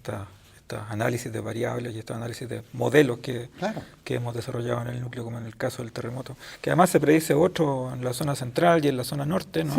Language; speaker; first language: Spanish; native; Spanish